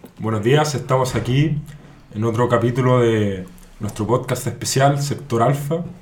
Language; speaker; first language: Spanish; native; Spanish